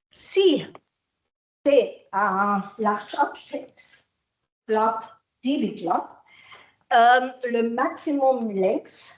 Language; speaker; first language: French; non-native, fluent; German